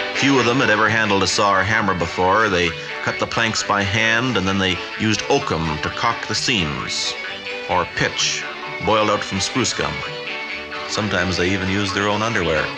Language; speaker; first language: English; native; English